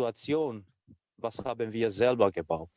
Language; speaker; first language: German; non-native, fluent; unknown